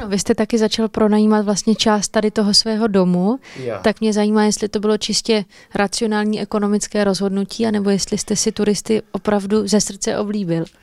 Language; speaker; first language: Czech; native; Czech